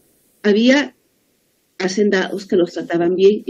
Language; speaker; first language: Spanish; native; Spanish